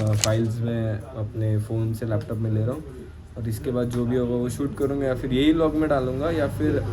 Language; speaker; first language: Hindi; non-native, local second language; Marathi